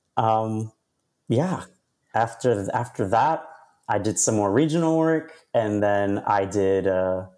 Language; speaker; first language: English; native; English